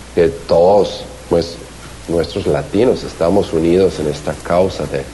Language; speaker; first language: Spanish; early bilingual, heritage; Spanish